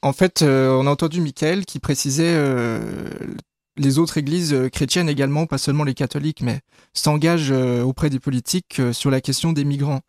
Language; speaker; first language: French; native; French